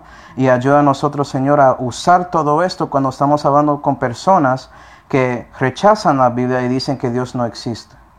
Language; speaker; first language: Spanish; non-native, fluent; English